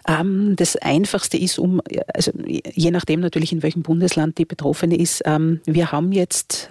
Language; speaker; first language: German; native; German